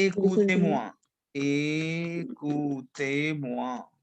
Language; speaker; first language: French; non-native, fluent; Hindi